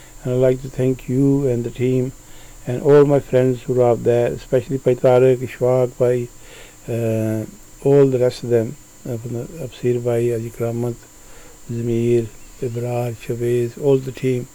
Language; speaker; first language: English; early bilingual, other home language; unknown